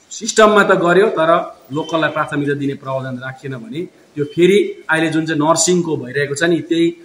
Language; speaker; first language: Nepali; native; Nepali